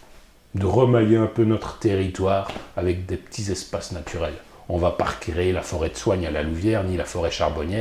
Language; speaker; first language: French; native; French